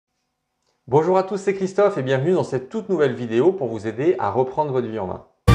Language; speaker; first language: French; native; French